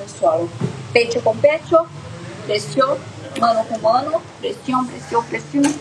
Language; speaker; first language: Spanish; non-native, learner; Portuguese